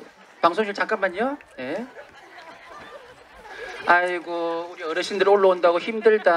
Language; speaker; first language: Korean; native; Korean